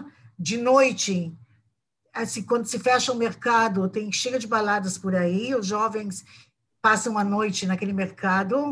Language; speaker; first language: Portuguese; non-native, fluent; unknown